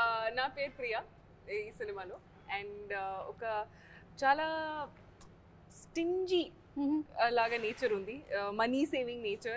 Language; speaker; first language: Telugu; non-native, learner; Hindi